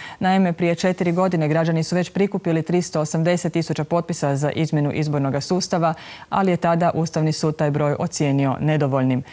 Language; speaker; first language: Croatian; native; Croatian